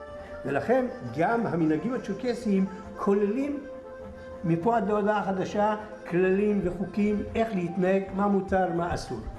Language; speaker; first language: Hebrew; non-native, local second language; Adyghe